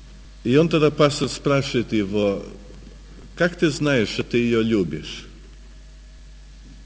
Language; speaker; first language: Russian; early bilingual, heritage; Russian